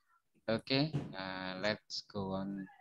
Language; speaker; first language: English; non-native, fluent; Indonesian